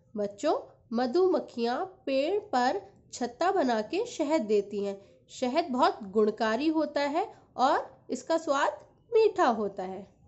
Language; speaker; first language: Hindi; native; Hindi